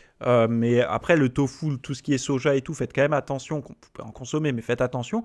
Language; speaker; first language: French; native; French